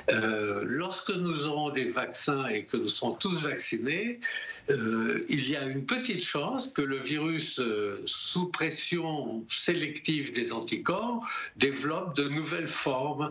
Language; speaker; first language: French; native; French